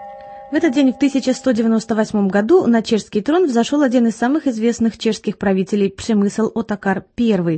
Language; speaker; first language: Russian; native; Russian